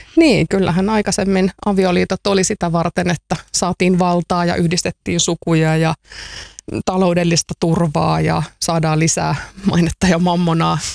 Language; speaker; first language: Finnish; native; Finnish